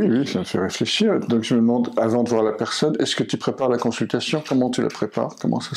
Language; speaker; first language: French; native; French